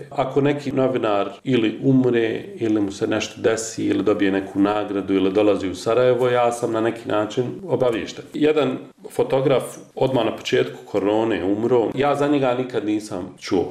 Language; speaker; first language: Croatian; native; Croatian